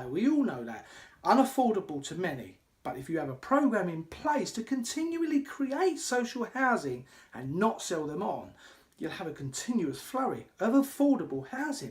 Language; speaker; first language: English; native; English